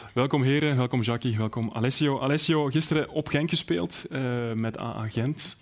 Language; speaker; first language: Dutch; native; Dutch